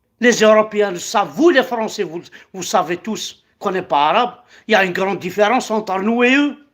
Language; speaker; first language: French; non-native, local second language; Kabyle